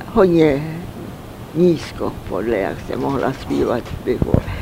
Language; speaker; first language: Czech; early bilingual, heritage; Czech